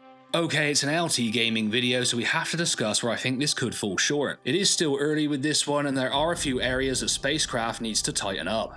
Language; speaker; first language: English; native; English